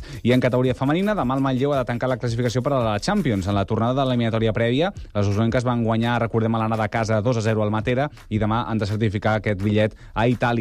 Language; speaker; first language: Catalan; native; Catalan